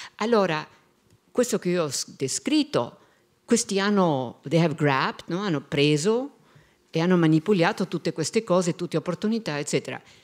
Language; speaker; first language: Italian; non-native, fluent; Spanish